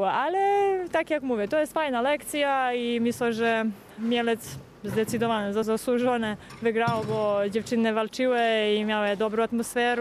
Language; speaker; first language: Polish; non-native, fluent; Serbian